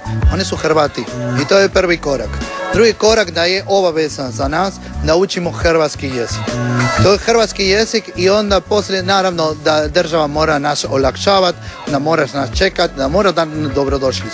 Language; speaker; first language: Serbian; non-native, learner; Spanish